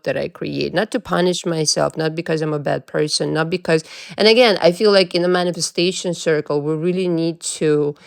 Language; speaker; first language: English; non-native, fluent; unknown